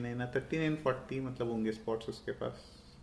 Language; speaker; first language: Hindi; native; Hindi